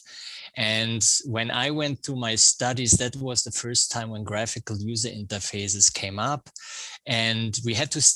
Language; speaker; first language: English; non-native, fluent; German